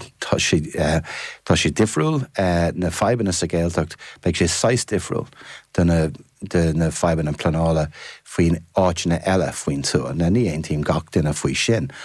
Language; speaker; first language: Irish; non-native, fluent; English